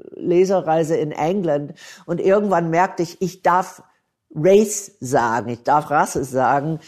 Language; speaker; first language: German; non-native, fluent; English